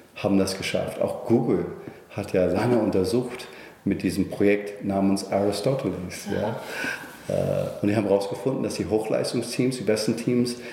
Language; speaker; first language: German; non-native, fluent; English